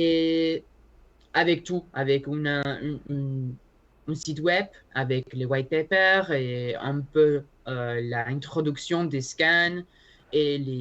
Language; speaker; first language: French; non-native, learner; Spanish